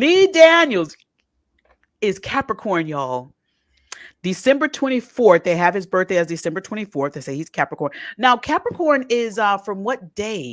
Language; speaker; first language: English; native; English